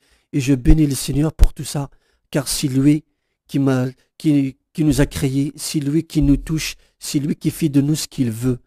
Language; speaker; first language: French; non-native, local second language; Kabyle